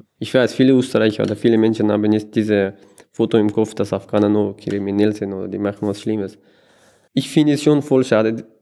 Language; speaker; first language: German; non-native, learner; Persian